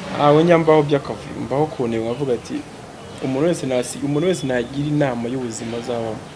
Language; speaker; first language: Kinyarwanda; native; Kinyarwanda